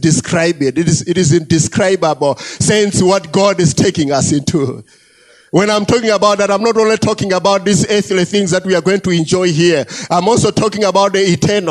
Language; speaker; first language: English; non-native, local second language; Nyanja